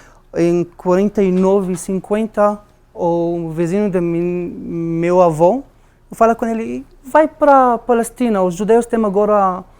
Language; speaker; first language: Portuguese; non-native, learner; Arabic